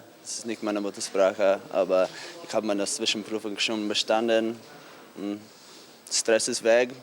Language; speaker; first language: German; non-native, learner; English